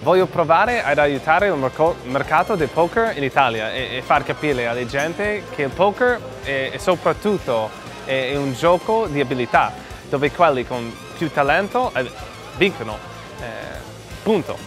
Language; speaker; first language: Italian; non-native, learner; English